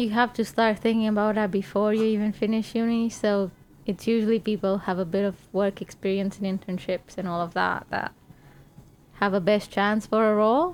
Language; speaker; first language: English; non-native, fluent; Romanian